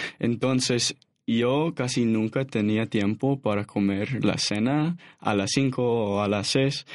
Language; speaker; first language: Spanish; non-native, learner; English